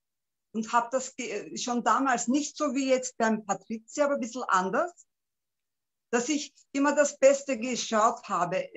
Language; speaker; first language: German; non-native, local second language; Turkish